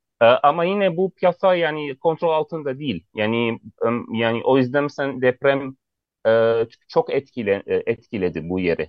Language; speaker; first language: Turkish; non-native, fluent; Arabic